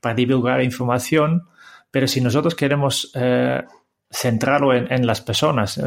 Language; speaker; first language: Spanish; non-native, fluent; Dutch